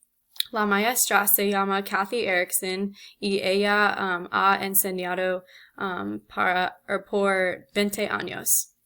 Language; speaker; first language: Spanish; non-native, learner; English